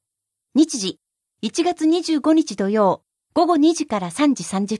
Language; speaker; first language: Japanese; native; Japanese